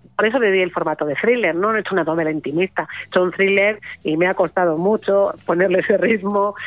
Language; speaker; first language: Spanish; native; Spanish